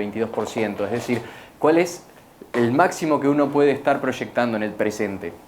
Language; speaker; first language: Spanish; native; Spanish